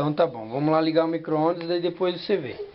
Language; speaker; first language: Portuguese; native; Portuguese